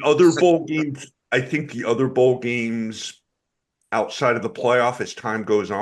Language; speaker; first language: English; native; English